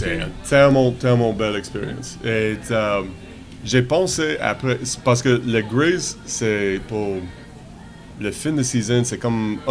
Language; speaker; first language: French; non-native, learner; English